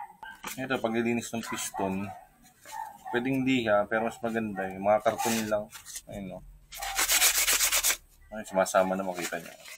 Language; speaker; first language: Filipino; native; Filipino